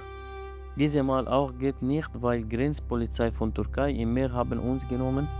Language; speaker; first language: German; non-native, learner; Arabic